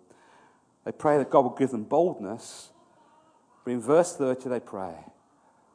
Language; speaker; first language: English; native; English